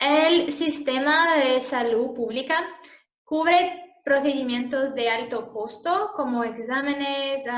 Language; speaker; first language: Spanish; non-native, learner; Portuguese